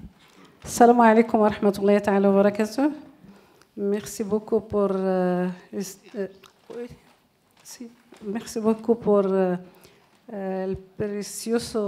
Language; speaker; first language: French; non-native, local second language; Arabic